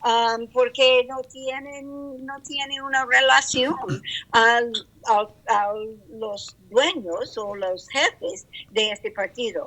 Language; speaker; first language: Spanish; non-native, learner; English